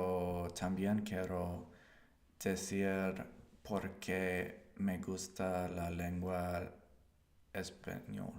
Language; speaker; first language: Spanish; non-native, learner; English